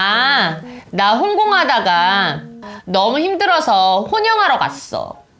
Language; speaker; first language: Korean; native; Korean